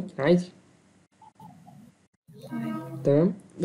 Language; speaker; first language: Arabic; native; Arabic